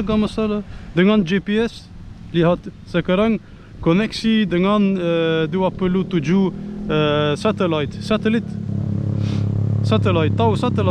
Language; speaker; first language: Indonesian; non-native, learner; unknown